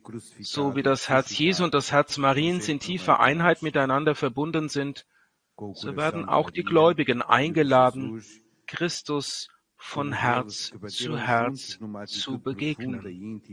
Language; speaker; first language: German; native; German